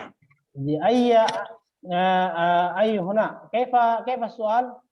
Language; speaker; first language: Arabic; non-native, fluent; Indonesian